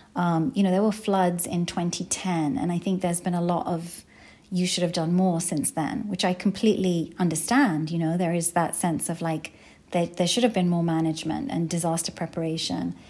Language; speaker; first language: English; native; English